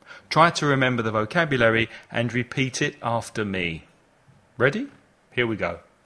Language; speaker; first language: English; native; English